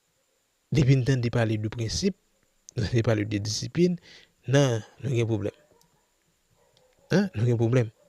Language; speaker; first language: French; non-native, local second language; Haitian Creole